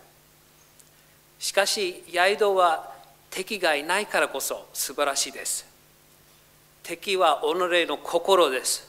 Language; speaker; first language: Japanese; non-native, fluent; English